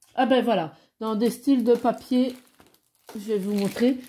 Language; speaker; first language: French; native; French